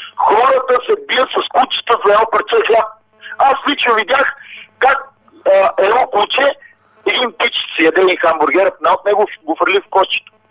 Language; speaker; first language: Bulgarian; non-native, local second language; Romany